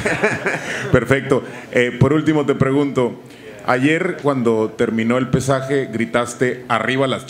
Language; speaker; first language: Spanish; native; Spanish